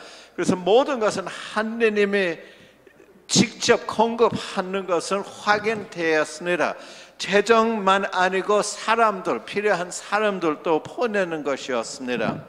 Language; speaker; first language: Korean; non-native, local second language; English